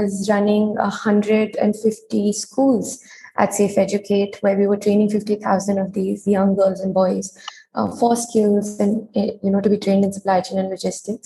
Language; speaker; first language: English; non-native, local second language; Hindi